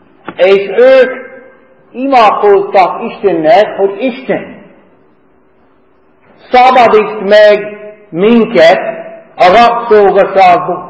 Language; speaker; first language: Hungarian; non-native, fluent; English